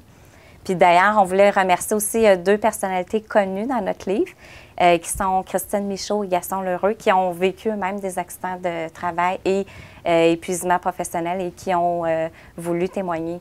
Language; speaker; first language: French; native; French